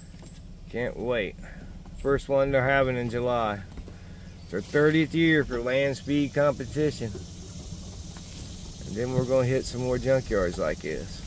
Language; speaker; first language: English; native; English